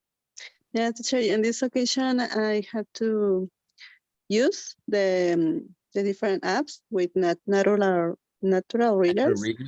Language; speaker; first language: English; non-native, learner; Spanish